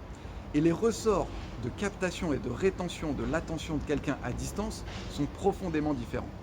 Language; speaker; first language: French; native; French